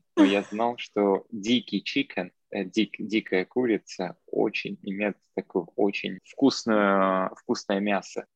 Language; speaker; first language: Russian; non-native, local second language; Armenian